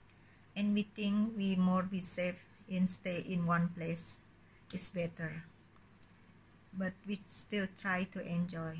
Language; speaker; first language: English; non-native, learner; Indonesian